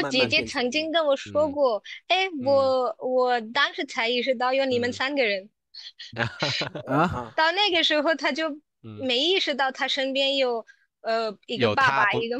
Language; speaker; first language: Chinese; non-native, local second language; Tamil